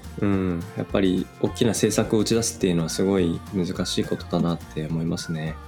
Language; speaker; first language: Japanese; native; Japanese